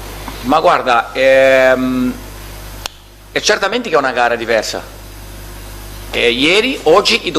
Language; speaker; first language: Italian; non-native, learner; Portuguese